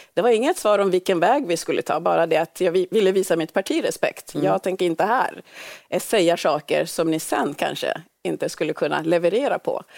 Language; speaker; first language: Swedish; early bilingual, other home language; Swahili